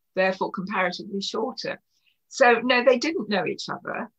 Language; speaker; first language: English; native; English